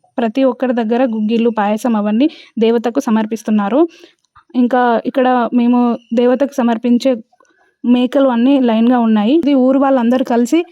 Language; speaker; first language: Telugu; non-native, local second language; Lambadi